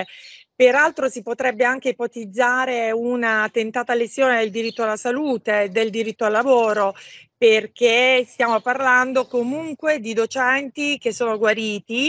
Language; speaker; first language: Italian; native; Italian